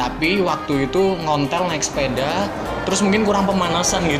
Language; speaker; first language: Indonesian; native; Indonesian